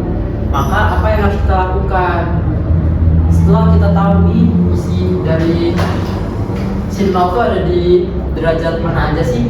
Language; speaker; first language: Indonesian; native; Indonesian